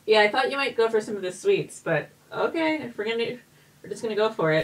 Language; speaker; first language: English; native; English